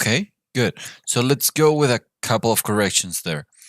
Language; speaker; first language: English; non-native, fluent; Spanish